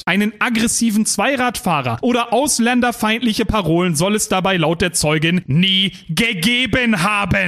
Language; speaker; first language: German; native; German